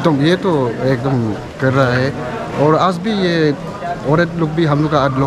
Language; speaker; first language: Hindi; non-native, local second language; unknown